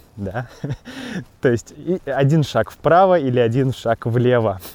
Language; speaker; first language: Russian; native; Russian